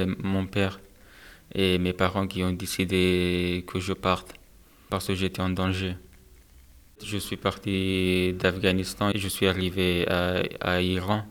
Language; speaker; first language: French; non-native, fluent; Persian